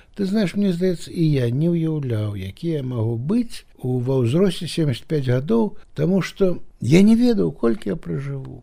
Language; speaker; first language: Belarusian; native; Belarusian